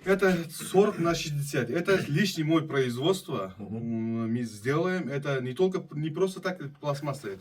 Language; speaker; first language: Russian; non-native, fluent; Uzbek